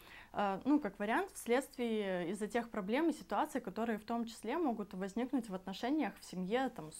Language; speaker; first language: Russian; native; Russian